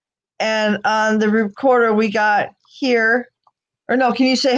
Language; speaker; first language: English; native; English